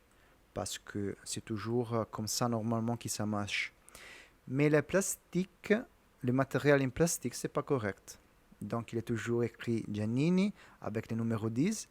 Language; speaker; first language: French; non-native, learner; Italian